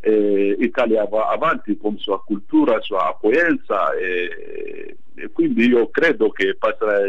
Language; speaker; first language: Italian; non-native, fluent; Bambara